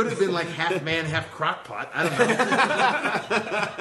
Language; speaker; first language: English; native; English